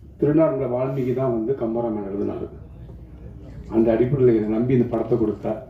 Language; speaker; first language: Tamil; native; Tamil